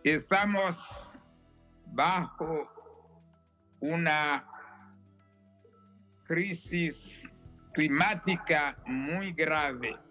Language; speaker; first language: Spanish; non-native, fluent; Haitian Creole